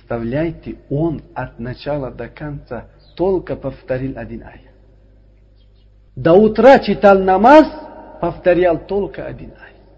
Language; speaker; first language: Russian; non-native, learner; Uzbek